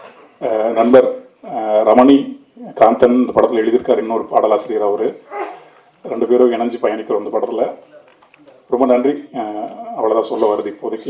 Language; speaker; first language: Tamil; native; Tamil